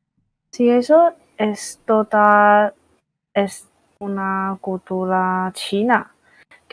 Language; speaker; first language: Spanish; non-native, fluent; Chinese